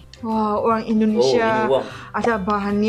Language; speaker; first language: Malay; non-native, local second language; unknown